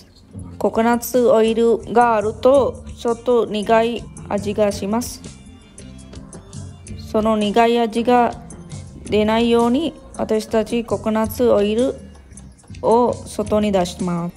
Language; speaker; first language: Japanese; non-native, learner; Sinhala